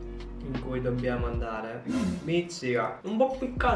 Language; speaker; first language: Italian; non-native, learner; Finnish